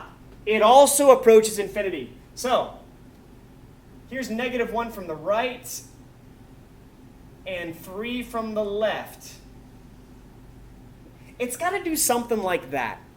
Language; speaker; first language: English; native; English